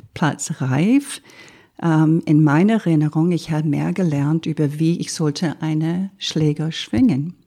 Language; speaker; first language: German; non-native, fluent; English